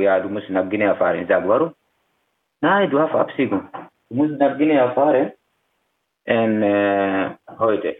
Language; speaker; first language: German; non-native, learner; Fula